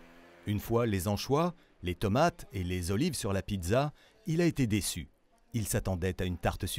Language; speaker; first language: French; native; French